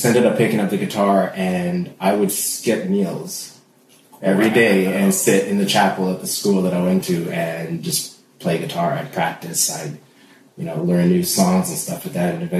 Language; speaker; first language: English; native; English